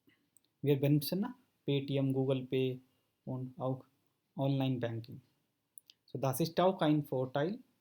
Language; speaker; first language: German; non-native, fluent; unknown